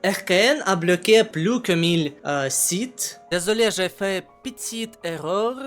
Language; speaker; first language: French; non-native, learner; Russian